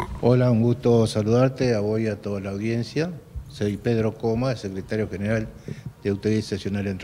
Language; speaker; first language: Spanish; native; Spanish